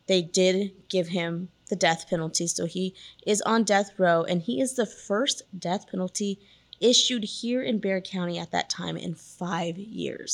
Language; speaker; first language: English; native; English